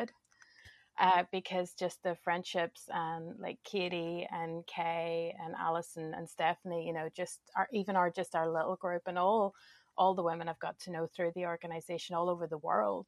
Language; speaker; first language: English; native; English